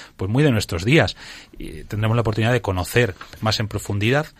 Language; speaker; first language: Spanish; native; Spanish